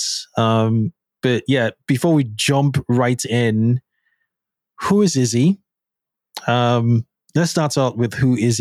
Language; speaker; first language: English; non-native, local second language; Yoruba